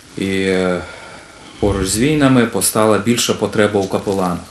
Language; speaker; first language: Ukrainian; native; Ukrainian